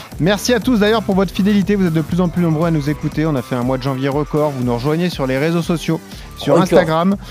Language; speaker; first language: French; native; French